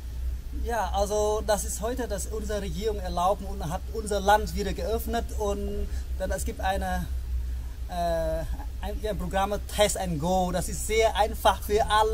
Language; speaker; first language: German; non-native, learner; Khmer